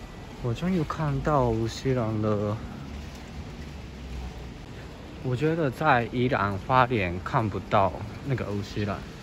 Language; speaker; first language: Chinese; non-native, fluent; Japanese